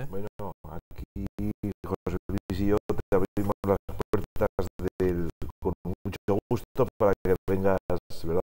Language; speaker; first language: Spanish; native; Spanish